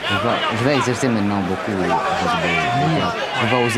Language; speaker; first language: French; non-native, learner; Romanian